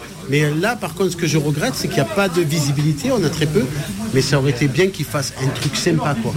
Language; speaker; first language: French; early bilingual, other home language; Arabic